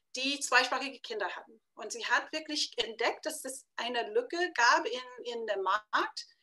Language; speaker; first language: German; non-native, fluent; English